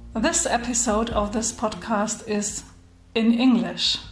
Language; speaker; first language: English; non-native, fluent; German